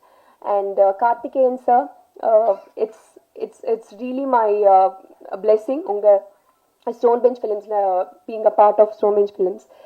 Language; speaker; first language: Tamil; non-native, learner; Telugu